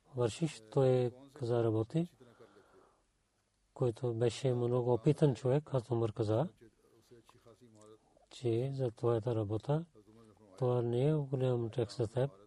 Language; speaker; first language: Bulgarian; non-native, learner; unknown